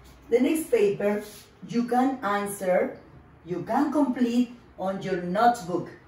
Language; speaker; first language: English; non-native, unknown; Spanish